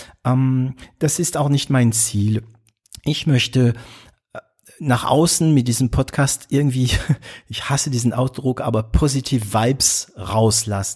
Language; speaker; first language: German; non-native, fluent; French